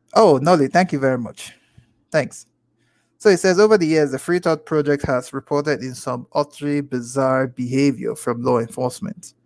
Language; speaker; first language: English; non-native, local second language; Igbo